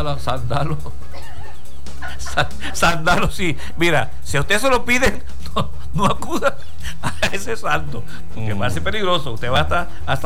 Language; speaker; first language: Spanish; native; Spanish